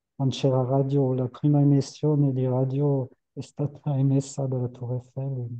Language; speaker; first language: Italian; non-native, fluent; French